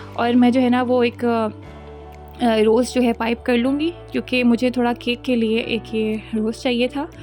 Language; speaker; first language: Urdu; native; Urdu